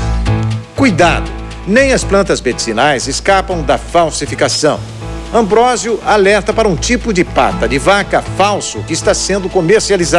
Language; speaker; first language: Portuguese; native; Portuguese